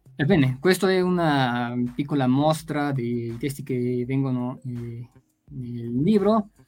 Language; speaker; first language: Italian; non-native, fluent; Spanish